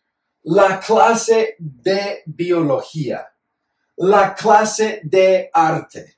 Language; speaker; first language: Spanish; non-native, fluent; English